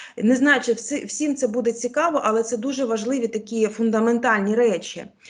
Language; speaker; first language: Ukrainian; non-native, local second language; Russian